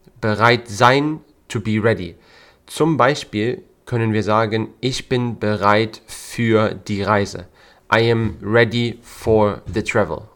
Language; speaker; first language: German; native; German